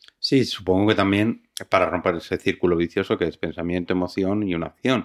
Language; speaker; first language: Spanish; native; Spanish